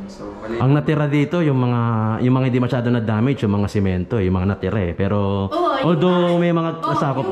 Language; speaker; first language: Filipino; native; Filipino